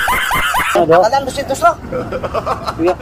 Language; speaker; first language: Filipino; non-native, local second language; Cebuano